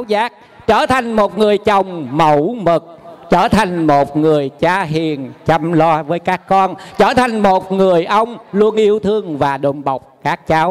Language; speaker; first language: Vietnamese; native; Vietnamese